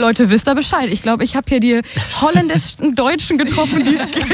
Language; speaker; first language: German; native; German